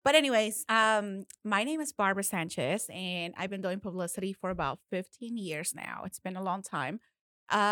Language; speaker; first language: English; non-native, fluent; Spanish